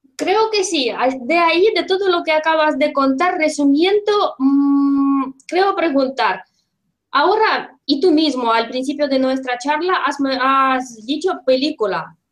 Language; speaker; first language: Spanish; non-native, fluent; Russian